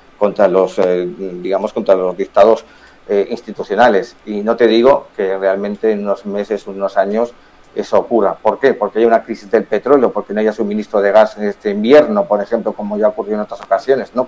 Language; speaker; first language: Spanish; native; Spanish